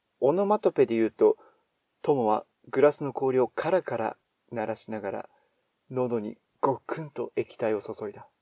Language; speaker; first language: Japanese; native; Japanese